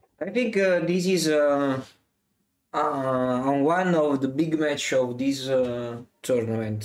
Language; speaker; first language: English; non-native, learner; Italian